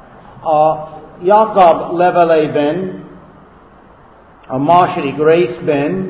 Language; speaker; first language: Hungarian; non-native, fluent; English